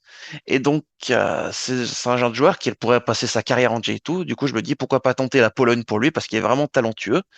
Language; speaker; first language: French; native; French